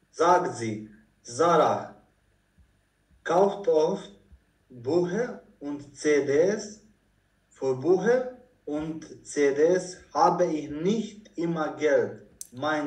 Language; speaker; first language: German; non-native, learner; Croatian